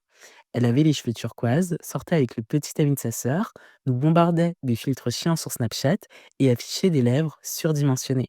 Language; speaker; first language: French; native; French